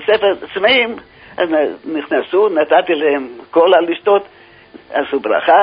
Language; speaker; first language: Hebrew; non-native, fluent; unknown